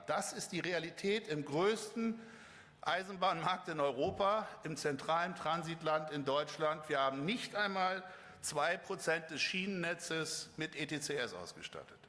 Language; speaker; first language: German; native; German